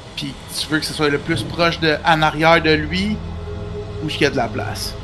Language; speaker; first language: French; native; French